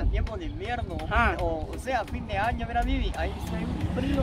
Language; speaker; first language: Spanish; native; Spanish